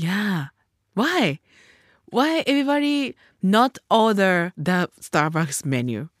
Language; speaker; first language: English; non-native, learner; Japanese